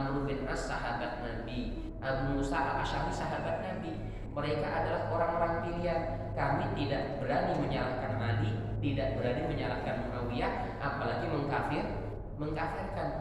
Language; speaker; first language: Indonesian; native; Indonesian